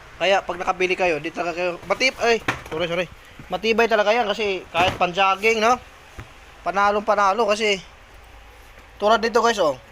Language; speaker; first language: Filipino; non-native, local second language; Cebuano